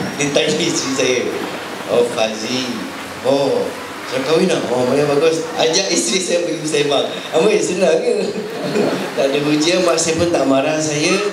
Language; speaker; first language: Malay; non-native, local second language; Chinese